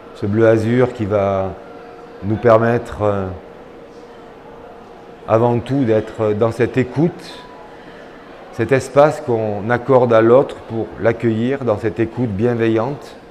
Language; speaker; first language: French; native; French